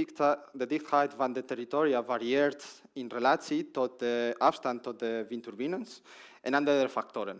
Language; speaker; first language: Dutch; non-native, learner; Spanish